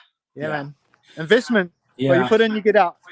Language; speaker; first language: English; native; English